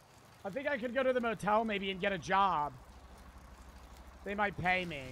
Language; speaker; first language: English; native; English